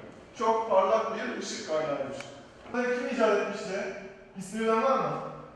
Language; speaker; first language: Turkish; native; Turkish